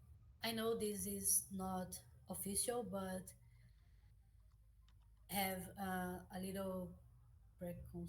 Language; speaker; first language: English; non-native, learner; Portuguese